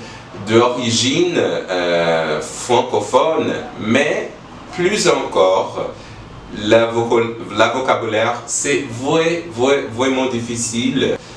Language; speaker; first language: French; non-native, learner; English